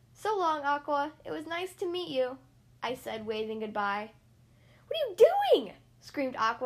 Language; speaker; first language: English; native; English